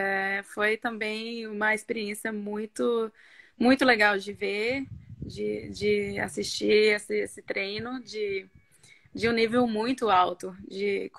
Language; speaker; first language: Portuguese; non-native, fluent; Norwegian